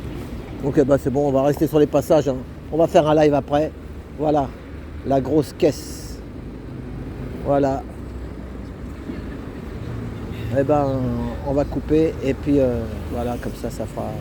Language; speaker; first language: French; native; French